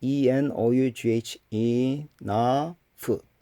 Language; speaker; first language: English; non-native, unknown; Korean